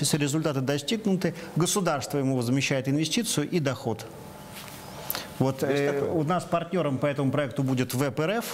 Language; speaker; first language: Russian; native; Russian